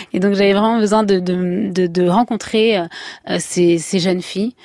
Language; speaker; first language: French; native; French